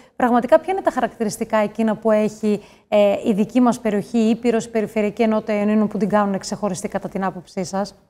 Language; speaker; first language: Greek; native; Greek